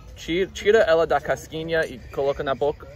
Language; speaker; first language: Portuguese; non-native, fluent; English